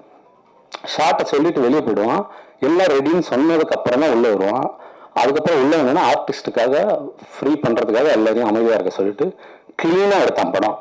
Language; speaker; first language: Tamil; native; Tamil